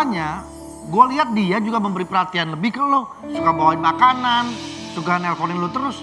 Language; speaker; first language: Indonesian; native; Indonesian